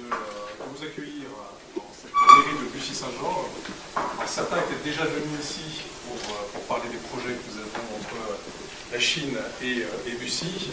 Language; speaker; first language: French; native; French